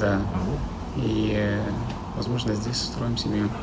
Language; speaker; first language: Russian; non-native, learner; Arabic